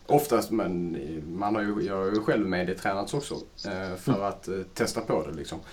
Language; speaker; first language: Swedish; native; Swedish